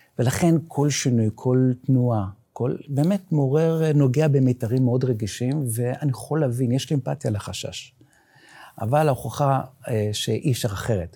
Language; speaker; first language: Hebrew; non-native, local second language; Yiddish